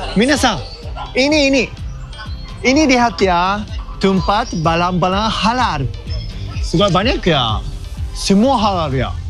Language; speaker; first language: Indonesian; non-native, fluent; Japanese